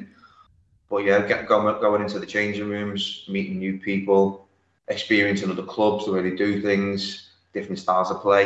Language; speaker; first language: English; native; English